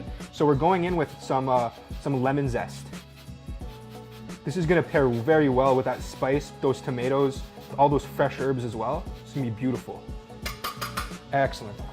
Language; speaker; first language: English; native; English